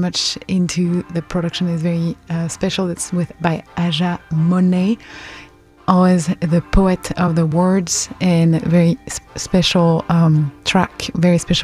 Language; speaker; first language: English; non-native, fluent; French